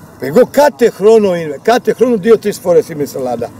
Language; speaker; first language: Greek; non-native, learner; Bosnian